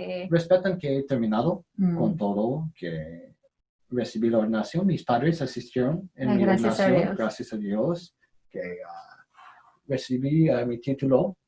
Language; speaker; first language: Spanish; non-native, learner; English